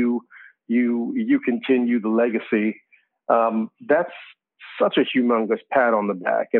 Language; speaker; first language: English; native; English